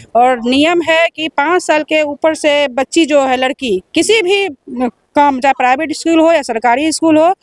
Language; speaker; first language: Hindi; native; Hindi